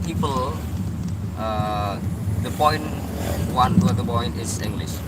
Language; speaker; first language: English; non-native, learner; Indonesian